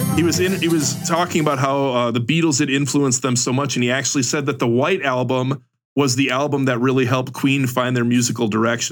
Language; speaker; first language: English; native; English